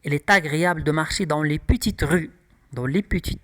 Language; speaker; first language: French; non-native, local second language; Arabic